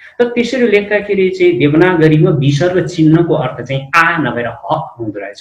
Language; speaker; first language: Nepali; non-native, local second language; Eastern Tamang